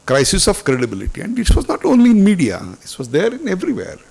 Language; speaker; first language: English; non-native, local second language; Marathi